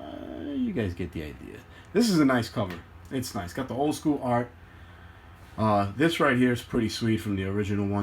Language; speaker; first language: English; native; English